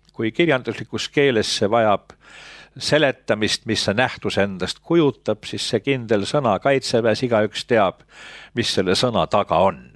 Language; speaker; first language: Estonian; native; Estonian